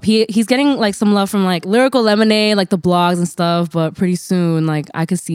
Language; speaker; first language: English; native; English